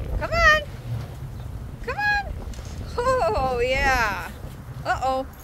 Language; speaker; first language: English; native; English